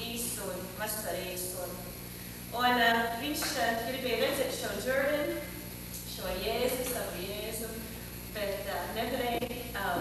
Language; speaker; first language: Latvian; early bilingual, heritage; Latvian